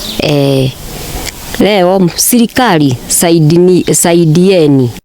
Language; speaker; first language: Swahili; native; Swahili